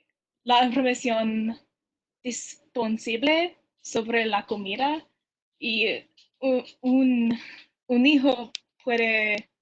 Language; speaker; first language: Spanish; non-native, learner; English